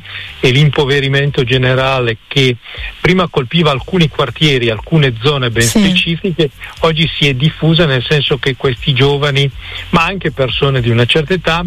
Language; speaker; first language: Italian; native; Italian